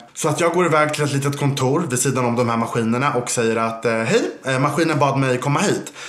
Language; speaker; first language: Swedish; native; Swedish